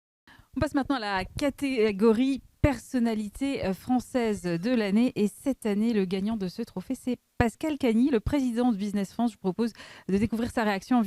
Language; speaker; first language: French; native; French